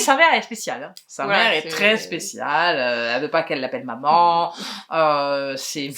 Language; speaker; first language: French; native; French